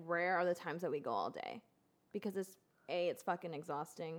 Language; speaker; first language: English; early bilingual, other home language; Spanish